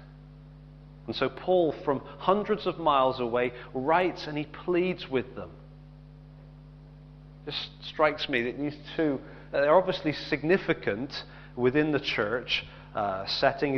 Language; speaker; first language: English; native; English